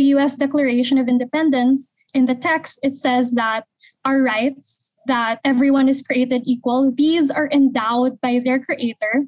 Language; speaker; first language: English; non-native, local second language; Hiligaynon